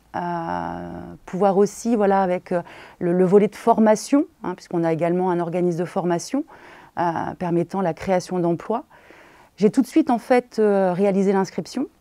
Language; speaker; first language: French; native; French